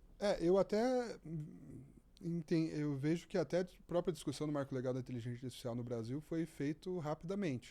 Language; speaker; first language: Portuguese; native; Portuguese